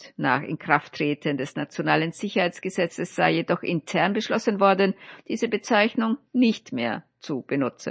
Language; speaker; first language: German; native; German